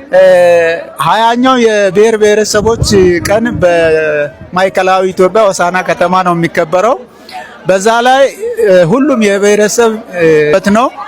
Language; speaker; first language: Amharic; non-native, local second language; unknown